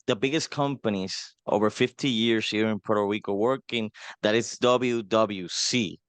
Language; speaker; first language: English; non-native, fluent; Spanish